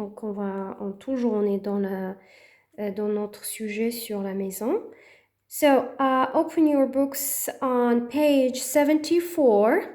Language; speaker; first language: French; native; French